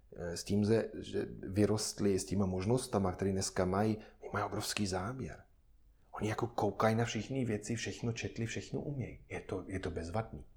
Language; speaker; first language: Czech; non-native, fluent; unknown